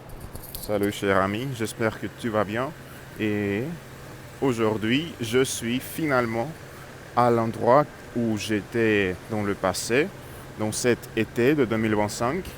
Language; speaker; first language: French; non-native, learner; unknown